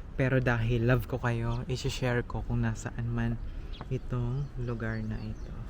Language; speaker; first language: Filipino; native; Filipino